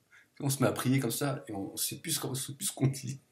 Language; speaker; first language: French; native; French